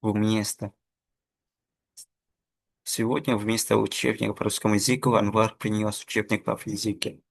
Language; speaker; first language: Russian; non-native, fluent; Indonesian